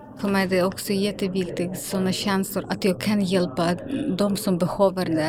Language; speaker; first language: Swedish; non-native, learner; Ukrainian